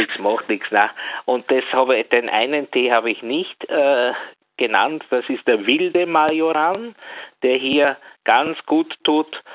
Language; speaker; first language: German; native; German